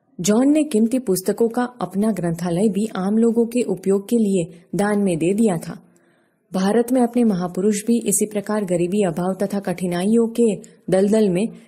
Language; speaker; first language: Hindi; non-native, local second language; Gujarati